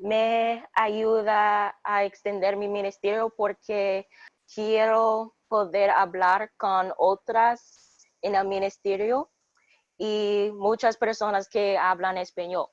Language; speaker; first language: Spanish; non-native, learner; English